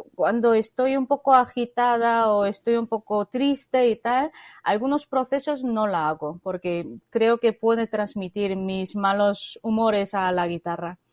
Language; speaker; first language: Spanish; non-native, fluent; Korean